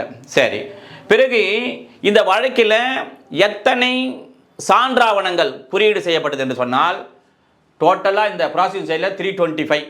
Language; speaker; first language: Tamil; native; Tamil